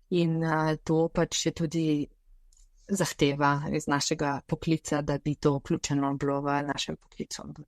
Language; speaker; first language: Slovenian; non-native, fluent; Bulgarian